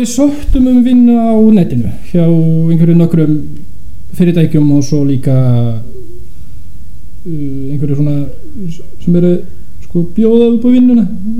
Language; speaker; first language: Icelandic; non-native, fluent; Polish